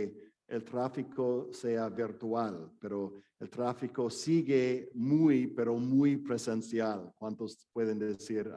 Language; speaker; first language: Spanish; non-native, fluent; English